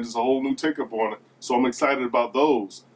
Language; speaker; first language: English; native; English